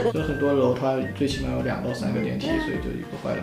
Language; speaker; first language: Chinese; native; Chinese